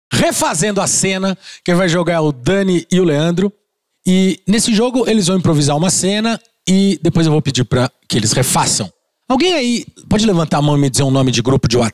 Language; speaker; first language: Portuguese; native; Portuguese